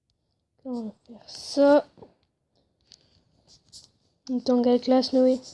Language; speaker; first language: French; native; French